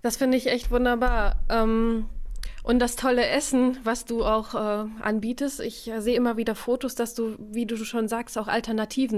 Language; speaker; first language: German; native; German